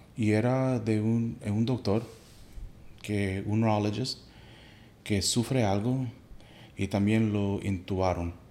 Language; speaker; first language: Spanish; early bilingual, heritage; Spanish